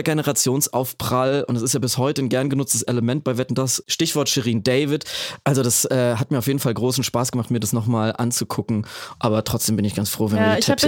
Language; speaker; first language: German; native; German